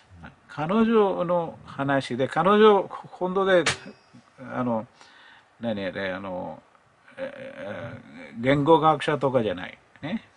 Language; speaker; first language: Japanese; non-native, learner; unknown